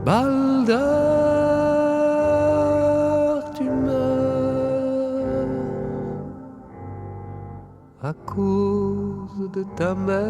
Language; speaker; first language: French; native; French